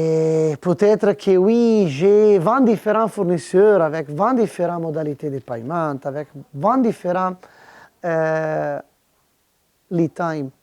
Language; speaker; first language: French; non-native, fluent; Italian